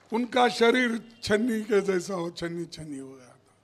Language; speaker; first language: Hindi; non-native, local second language; Kannada